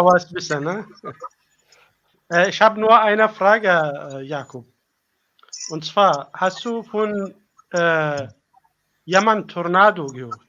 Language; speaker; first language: German; non-native, learner; Arabic